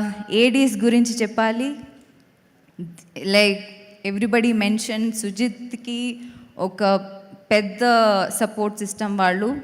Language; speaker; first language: Telugu; non-native, fluent; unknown